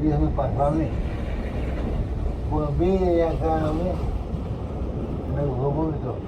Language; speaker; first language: Spanish; non-native, local second language; Quechua